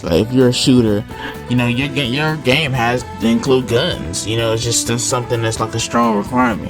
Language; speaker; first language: English; native; English